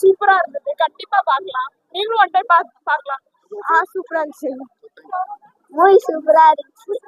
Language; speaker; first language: Tamil; native; Tamil